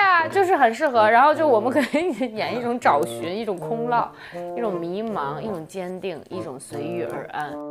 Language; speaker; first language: Chinese; native; Chinese